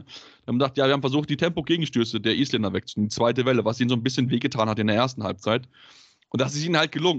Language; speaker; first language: German; native; German